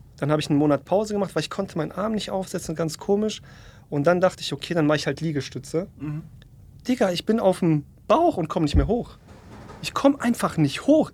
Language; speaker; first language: German; early bilingual, other home language; Polish